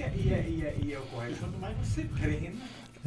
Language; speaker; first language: Portuguese; native; Portuguese